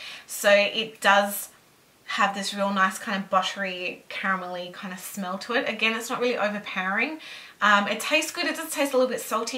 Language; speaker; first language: English; native; English